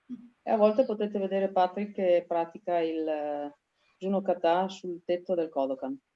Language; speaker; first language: Italian; native; Italian